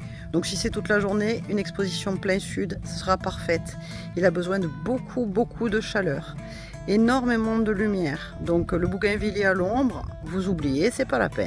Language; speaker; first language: French; native; French